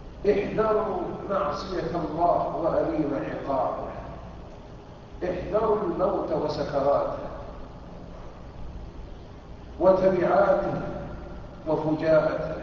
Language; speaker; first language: Arabic; native; Arabic